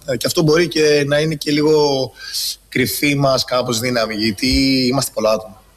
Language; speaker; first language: Greek; early bilingual, other home language; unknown